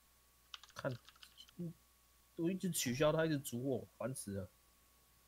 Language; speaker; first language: Chinese; native; Chinese